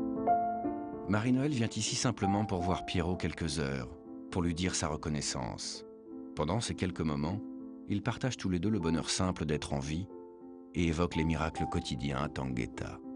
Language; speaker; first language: French; native; French